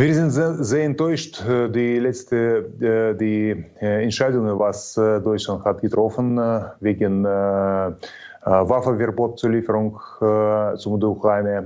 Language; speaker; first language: German; non-native, learner; Ukrainian